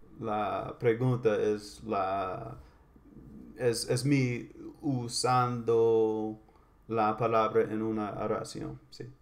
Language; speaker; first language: Spanish; non-native, learner; English